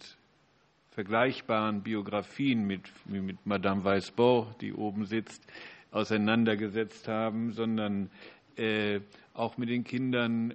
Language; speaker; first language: German; native; German